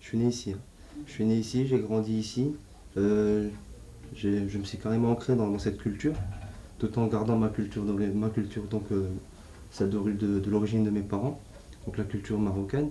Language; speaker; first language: French; native; French